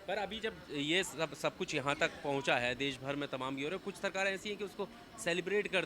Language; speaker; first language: Hindi; native; Hindi